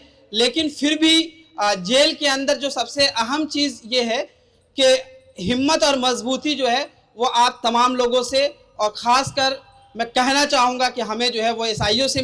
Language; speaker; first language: Hindi; native; Hindi